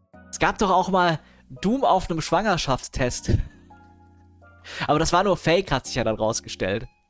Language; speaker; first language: German; native; German